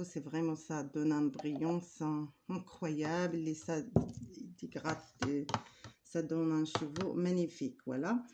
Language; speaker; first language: French; non-native, learner; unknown